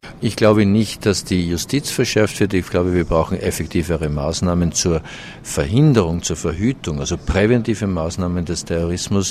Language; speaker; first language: German; native; German